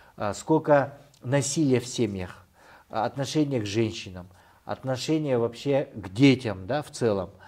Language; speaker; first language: Russian; non-native, local second language; Kyrgyz